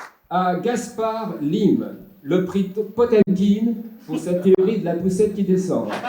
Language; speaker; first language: French; native; French